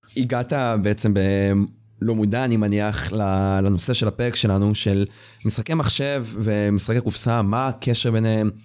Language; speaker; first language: Hebrew; native; Hebrew